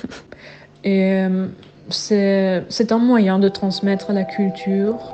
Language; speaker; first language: French; non-native, fluent; German